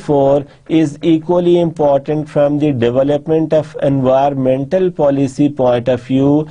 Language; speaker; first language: English; non-native, local second language; Urdu